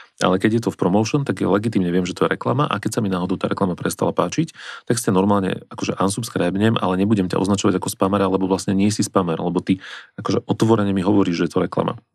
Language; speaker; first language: Slovak; native; Slovak